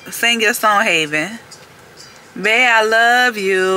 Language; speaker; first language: English; native; English